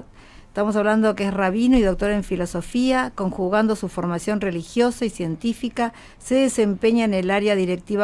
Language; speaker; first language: Spanish; native; Spanish